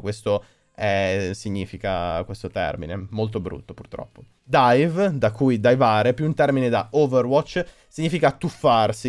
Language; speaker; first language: Italian; native; Italian